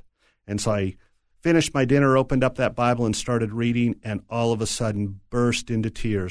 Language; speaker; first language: English; native; English